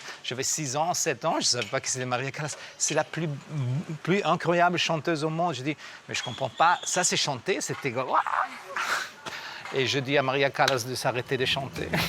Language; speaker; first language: French; non-native, fluent; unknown